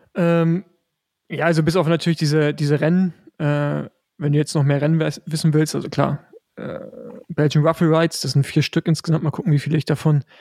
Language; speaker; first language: German; native; German